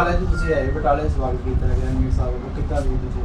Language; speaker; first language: Hindi; non-native, local second language; Punjabi